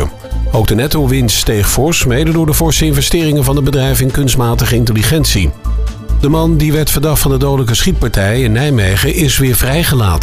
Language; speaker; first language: Dutch; native; Dutch